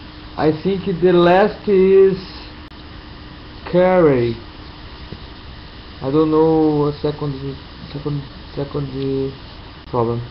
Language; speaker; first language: English; non-native, learner; Portuguese